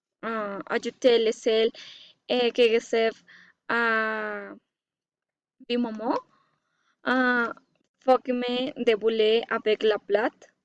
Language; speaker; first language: French; non-native, learner; Spanish